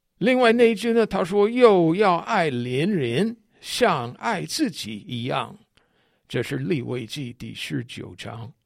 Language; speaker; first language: Chinese; non-native, fluent; English